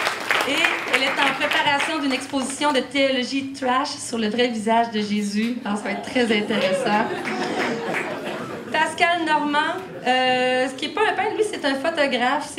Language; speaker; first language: French; native; French